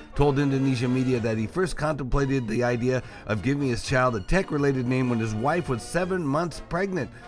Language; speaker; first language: English; native; English